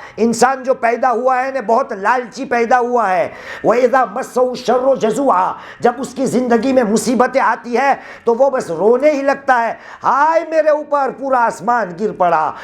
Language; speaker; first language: Urdu; non-native, local second language; Gujarati